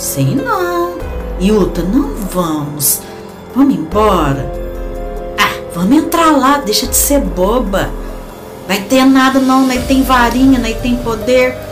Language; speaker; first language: Portuguese; native; Portuguese